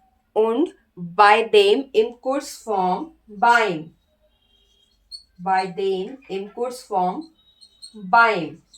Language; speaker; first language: German; non-native, learner; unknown